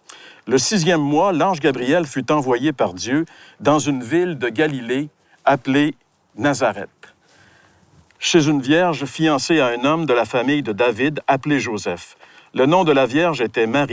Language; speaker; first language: French; native; French